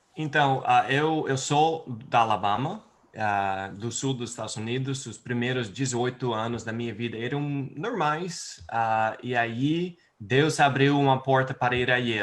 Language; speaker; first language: Portuguese; non-native, fluent; English